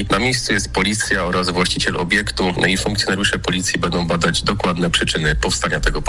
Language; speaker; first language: Polish; native; Polish